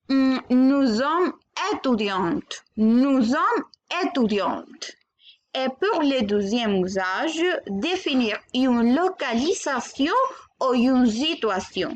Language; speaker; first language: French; non-native, learner; Spanish